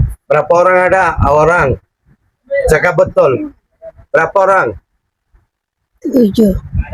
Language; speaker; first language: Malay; non-native, learner; Bangla